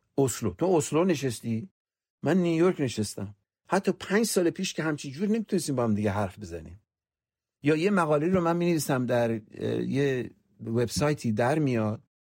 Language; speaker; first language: Persian; native; Persian